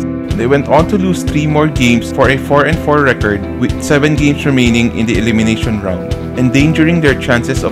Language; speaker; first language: English; non-native, local second language; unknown